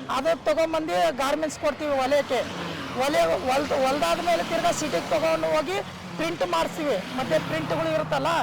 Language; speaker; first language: Kannada; non-native, local second language; Marathi